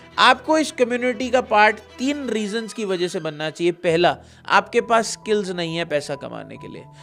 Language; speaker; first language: Hindi; native; Hindi